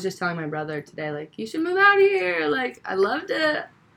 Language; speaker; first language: English; native; English